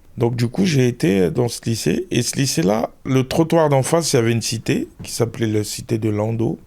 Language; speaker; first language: French; early bilingual, other home language; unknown